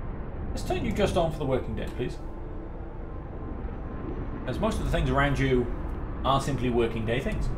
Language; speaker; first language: English; native; English